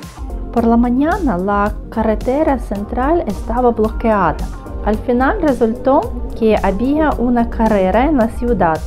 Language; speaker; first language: Spanish; non-native, fluent; Russian